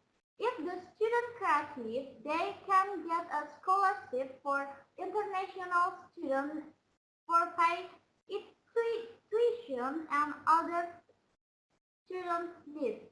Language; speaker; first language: English; non-native, learner; Indonesian